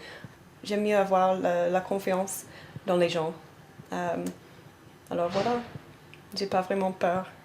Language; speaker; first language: French; non-native, fluent; English